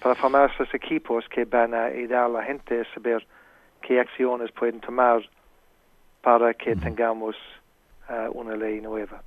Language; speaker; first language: Spanish; non-native, fluent; English